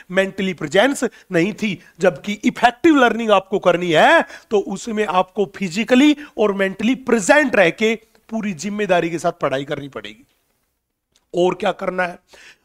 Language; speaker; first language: Hindi; native; Hindi